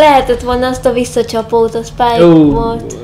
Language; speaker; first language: Hungarian; native; Hungarian